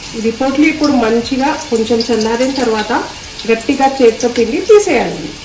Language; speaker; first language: Telugu; non-native, local second language; Urdu